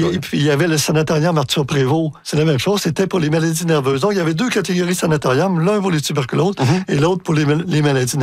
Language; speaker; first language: French; native; French